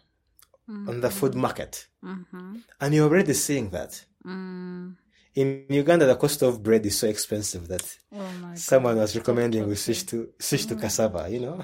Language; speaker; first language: English; non-native, local second language; Ganda